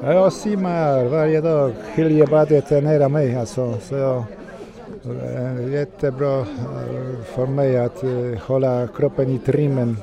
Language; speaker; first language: Swedish; non-native, fluent; Polish